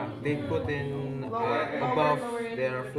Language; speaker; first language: English; non-native, learner; Indonesian